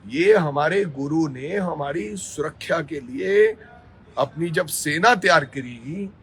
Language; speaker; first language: Hindi; non-native, local second language; Punjabi